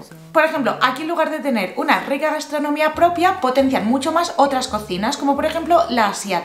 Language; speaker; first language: Spanish; native; Spanish